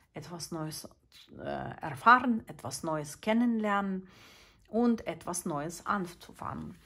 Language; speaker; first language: German; non-native, fluent; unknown